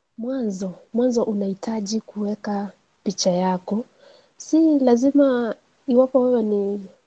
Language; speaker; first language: Swahili; non-native, local second language; Gusii